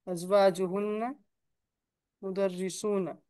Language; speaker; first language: Arabic; non-native, learner; Urdu